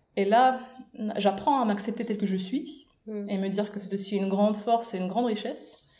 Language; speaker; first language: French; non-native, fluent; Russian